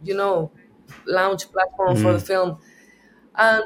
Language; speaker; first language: English; non-native, fluent; Spanish